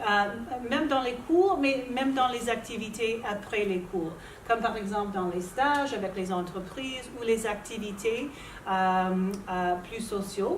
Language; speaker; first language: French; non-native, local second language; English